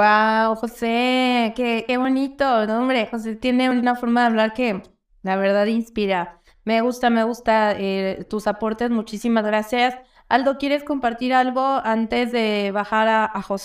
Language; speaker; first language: Spanish; native; Spanish